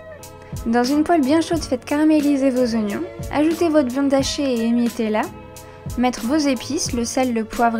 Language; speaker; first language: French; native; French